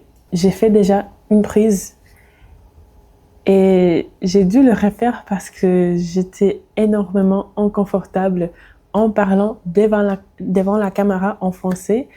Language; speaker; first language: French; non-native, fluent; English